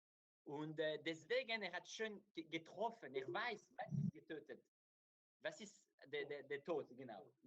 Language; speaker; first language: German; non-native, learner; Hebrew